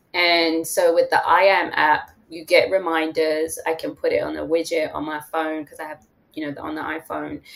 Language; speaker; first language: English; native; English